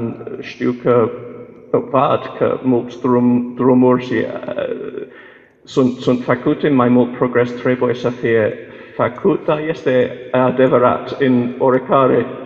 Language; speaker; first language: Romanian; non-native, fluent; English